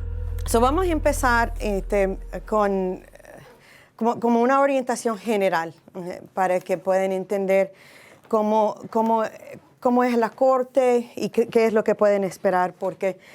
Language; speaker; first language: Spanish; non-native, fluent; English